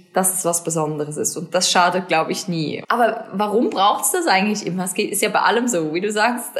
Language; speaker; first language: German; native; German